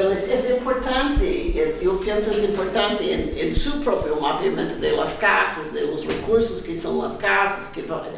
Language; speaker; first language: Spanish; non-native, fluent; Portuguese